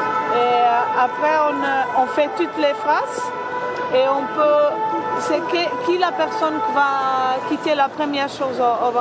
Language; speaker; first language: French; non-native, fluent; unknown